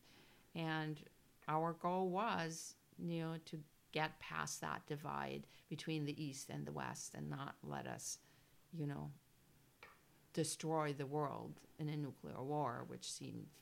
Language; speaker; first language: English; non-native, fluent; German